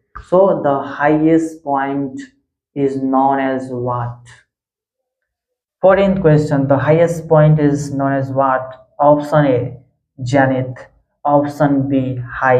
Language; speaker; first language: English; non-native, local second language; Hindi